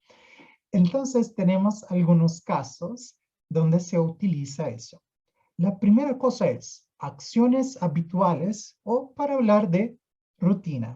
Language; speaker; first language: Spanish; non-native, fluent; Portuguese